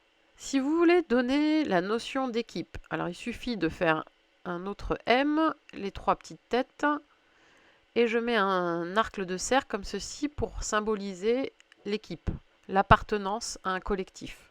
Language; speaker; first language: French; native; French